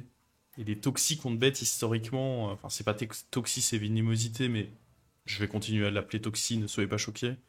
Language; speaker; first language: French; native; French